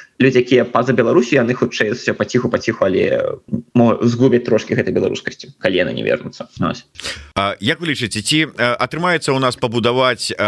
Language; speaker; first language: Belarusian; non-native, local second language; Russian